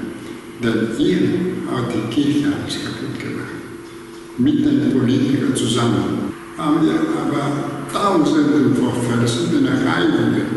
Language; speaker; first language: German; non-native, learner; Greek